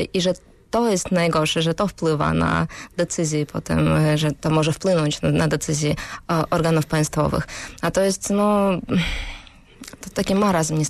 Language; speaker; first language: Polish; non-native, fluent; Russian